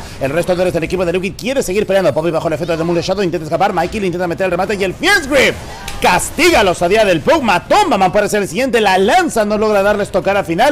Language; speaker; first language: Spanish; native; Spanish